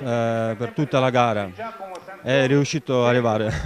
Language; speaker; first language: Italian; non-native, learner; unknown